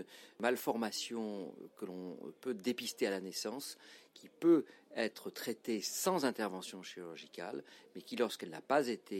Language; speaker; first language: French; native; French